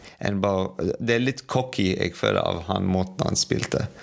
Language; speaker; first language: Norwegian; non-native, fluent; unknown